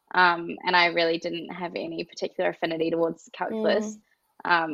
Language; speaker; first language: English; native; English